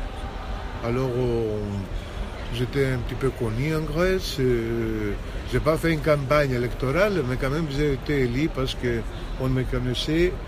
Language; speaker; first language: French; non-native, fluent; Greek